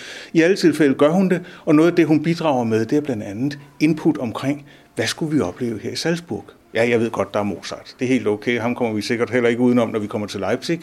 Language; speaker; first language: Danish; native; Danish